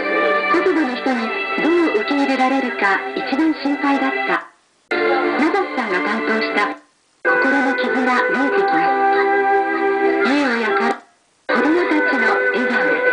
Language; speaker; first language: Japanese; native; Japanese